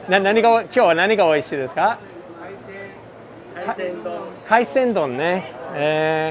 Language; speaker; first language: Japanese; non-native, fluent; English